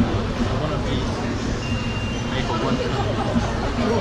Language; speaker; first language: English; non-native, fluent; Korean